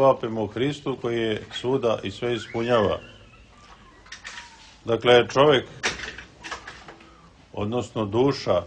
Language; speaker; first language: Serbian; native; Serbian